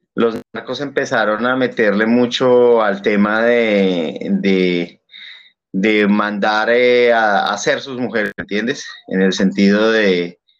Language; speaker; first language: Spanish; native; Spanish